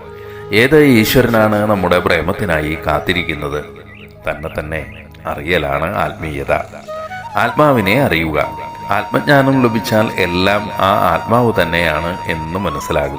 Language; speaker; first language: Malayalam; native; Malayalam